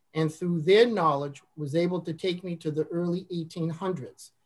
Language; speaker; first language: English; native; English